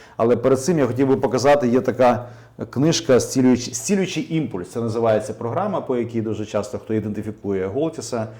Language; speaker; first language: Ukrainian; native; Ukrainian